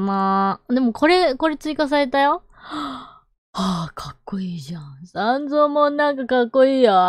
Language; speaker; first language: Japanese; native; Japanese